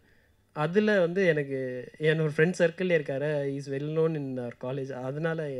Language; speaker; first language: Tamil; native; Tamil